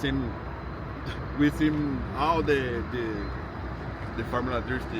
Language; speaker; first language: English; non-native, learner; Portuguese